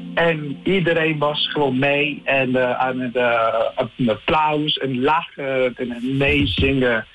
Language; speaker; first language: Dutch; non-native, learner; Italian